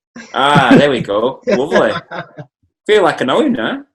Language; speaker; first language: English; native; English